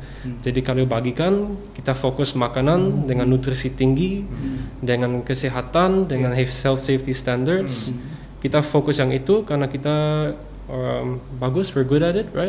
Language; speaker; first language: Indonesian; early bilingual, other home language; English